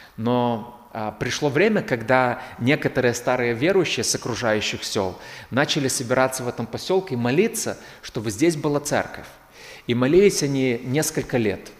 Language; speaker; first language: Russian; native; Russian